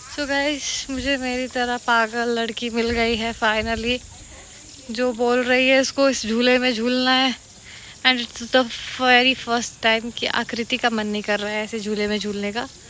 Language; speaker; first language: Hindi; native; Hindi